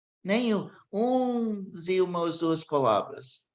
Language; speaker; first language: Portuguese; early bilingual, heritage; English